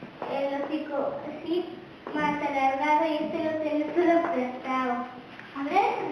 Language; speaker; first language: Spanish; non-native, local second language; Galician